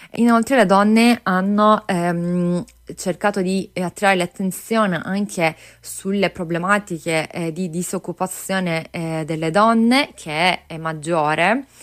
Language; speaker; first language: Italian; non-native, fluent; Turkish